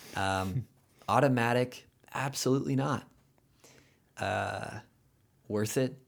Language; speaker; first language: English; native; English